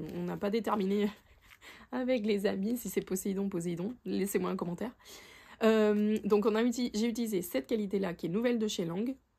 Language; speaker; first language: French; native; French